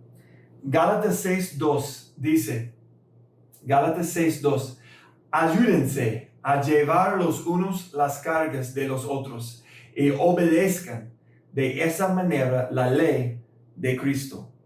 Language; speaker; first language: Spanish; non-native, fluent; English